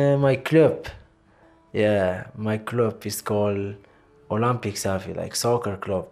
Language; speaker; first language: English; non-native, learner; Arabic